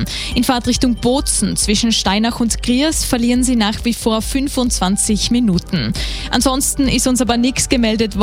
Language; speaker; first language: German; native; German